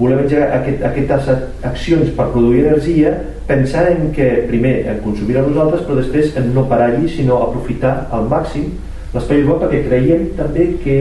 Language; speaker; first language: Catalan; native; Catalan